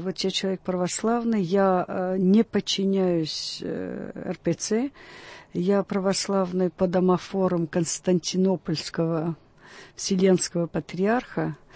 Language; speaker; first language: Russian; early bilingual, heritage; Russian